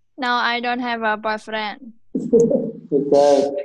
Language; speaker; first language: English; non-native, learner; Vietnamese